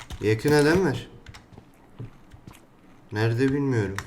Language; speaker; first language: Turkish; native; Turkish